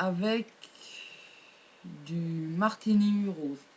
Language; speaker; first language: French; native; French